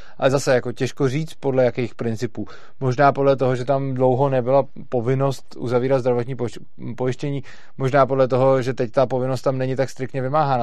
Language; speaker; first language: Czech; native; Czech